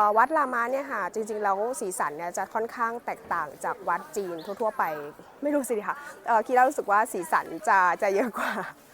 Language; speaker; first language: Thai; native; Thai